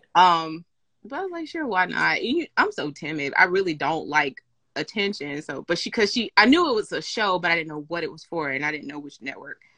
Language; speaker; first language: English; native; English